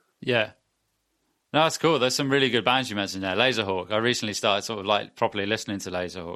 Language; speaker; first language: English; native; English